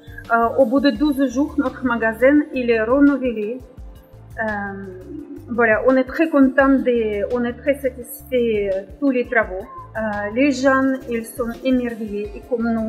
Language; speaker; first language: French; non-native, fluent; Russian